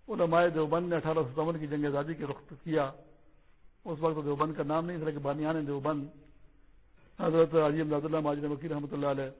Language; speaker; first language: Urdu; non-native, local second language; Pashto